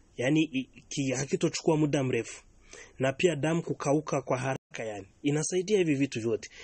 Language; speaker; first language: Swahili; native; Swahili